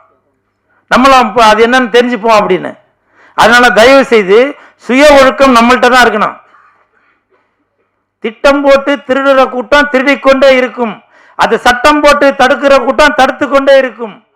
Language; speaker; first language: Tamil; native; Tamil